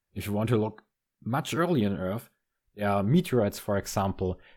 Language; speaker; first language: English; non-native, fluent; German